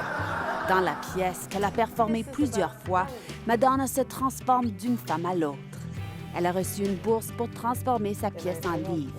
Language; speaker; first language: French; native; French